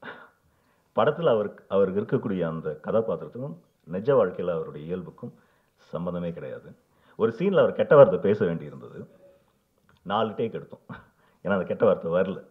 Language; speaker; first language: Tamil; native; Tamil